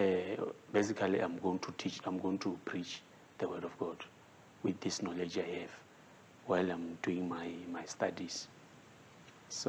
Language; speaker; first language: English; non-native, local second language; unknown